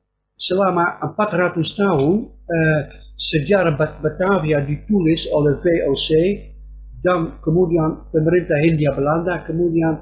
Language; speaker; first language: Indonesian; non-native, fluent; Dutch